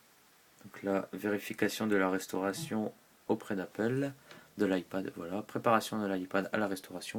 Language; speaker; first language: French; native; French